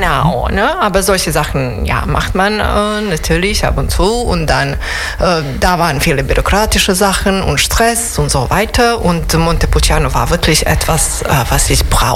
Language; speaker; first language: German; non-native, fluent; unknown